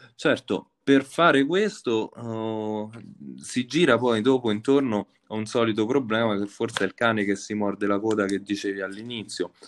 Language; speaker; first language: Italian; native; Italian